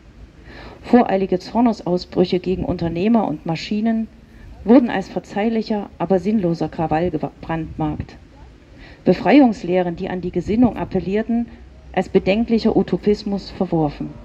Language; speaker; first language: German; native; German